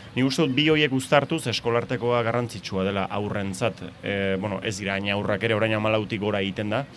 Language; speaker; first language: Basque; native; Basque